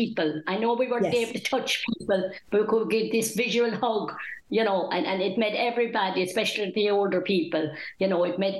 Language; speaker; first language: English; native; English